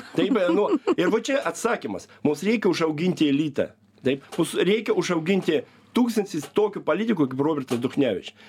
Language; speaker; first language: Lithuanian; non-native, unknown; Russian